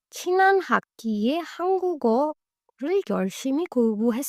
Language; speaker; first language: Korean; non-native, learner; Hindi